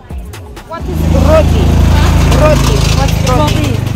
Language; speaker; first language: English; non-native, learner; Romanian